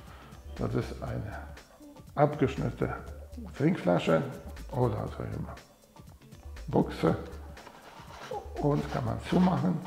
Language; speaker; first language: German; non-native, fluent; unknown